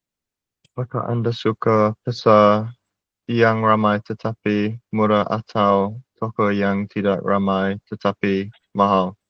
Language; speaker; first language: Indonesian; non-native, learner; English